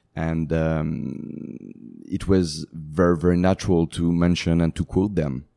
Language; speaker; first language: English; non-native, fluent; French